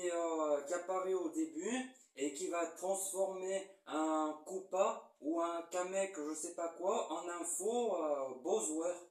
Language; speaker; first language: French; native; French